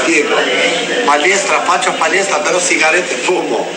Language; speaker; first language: Italian; non-native, learner; Albanian